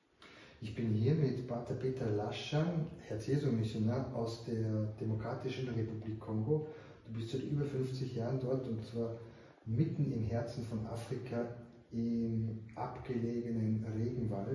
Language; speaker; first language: German; native; German